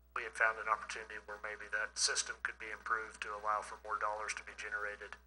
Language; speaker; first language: English; native; English